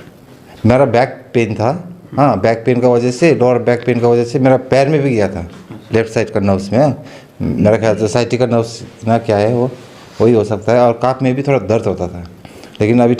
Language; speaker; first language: Hindi; non-native, fluent; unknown